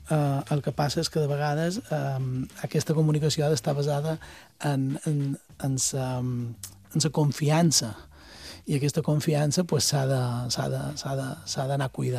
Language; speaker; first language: Catalan; native; Catalan